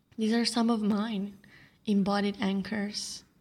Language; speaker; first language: English; non-native, fluent; Slovenian